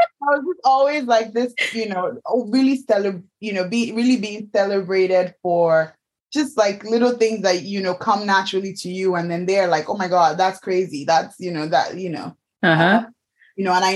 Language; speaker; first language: English; non-native, local second language; Yoruba